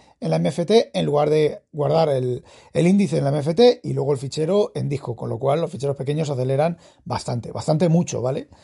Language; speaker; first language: Spanish; native; Spanish